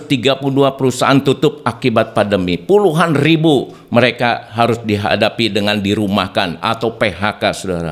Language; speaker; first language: Indonesian; native; Indonesian